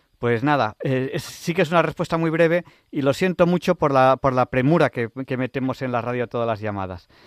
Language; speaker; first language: Spanish; native; Spanish